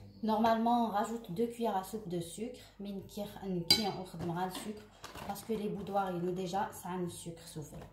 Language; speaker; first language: French; non-native, local second language; Arabic